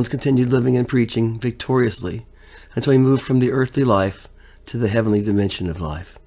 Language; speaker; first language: English; native; English